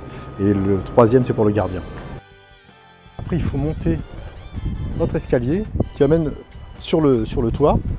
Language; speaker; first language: French; native; French